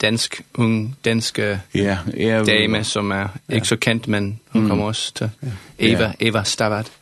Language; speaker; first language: Danish; non-native, fluent; English